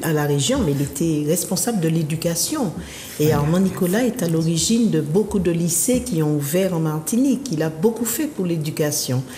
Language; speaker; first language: French; native; French